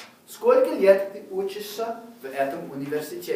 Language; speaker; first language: Russian; non-native, fluent; English